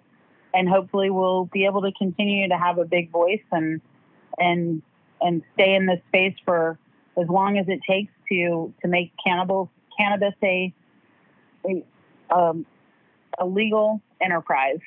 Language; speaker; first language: English; native; English